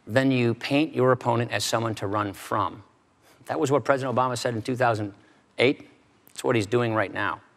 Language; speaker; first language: English; native; English